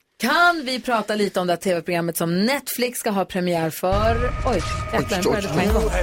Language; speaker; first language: Swedish; native; Swedish